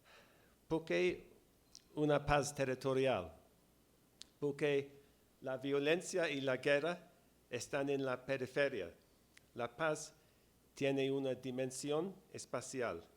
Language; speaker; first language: Spanish; non-native, fluent; English